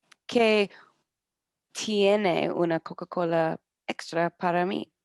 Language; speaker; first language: Spanish; non-native, learner; English